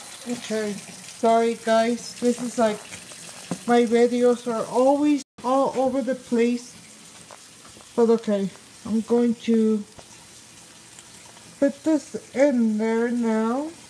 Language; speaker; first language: English; early bilingual, other home language; Spanish